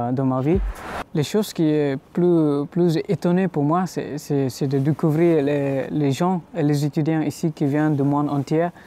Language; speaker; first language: French; non-native, fluent; Khasi